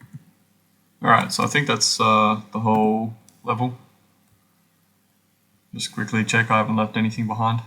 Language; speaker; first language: English; native; English